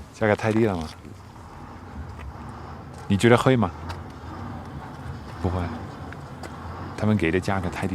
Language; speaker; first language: Chinese; non-native, fluent; Dutch